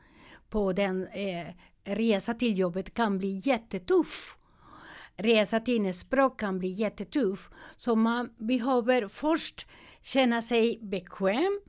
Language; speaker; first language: Swedish; non-native, learner; Spanish